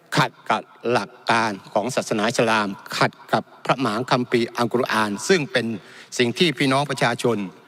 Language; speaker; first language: Thai; non-native, local second language; Malay